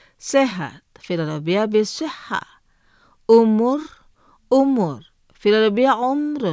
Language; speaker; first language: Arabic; non-native, fluent; Indonesian